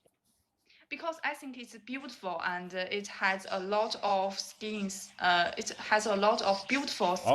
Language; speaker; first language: English; non-native, learner; Chinese